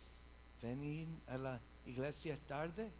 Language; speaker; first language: Spanish; early bilingual, heritage; English